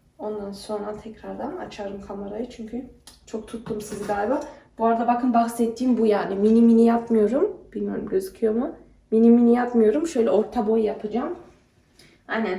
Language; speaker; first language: Turkish; early bilingual, heritage; Turkish